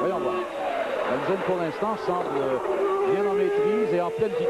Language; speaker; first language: French; native; French